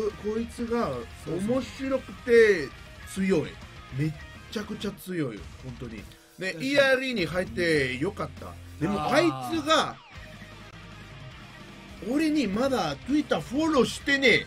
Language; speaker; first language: Japanese; non-native, learner; Spanish